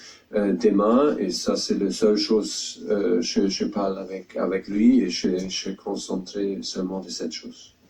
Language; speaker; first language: French; non-native, fluent; German